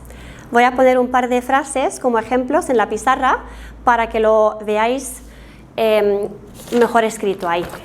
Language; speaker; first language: Spanish; non-native, fluent; Norwegian